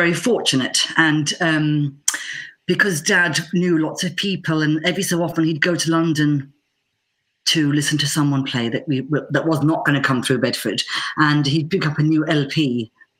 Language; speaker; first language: English; native; English